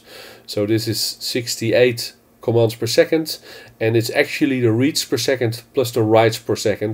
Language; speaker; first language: English; non-native, fluent; Dutch